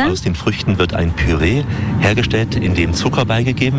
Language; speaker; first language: German; native; German